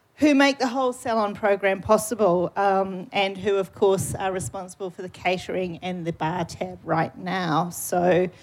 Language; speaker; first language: English; native; English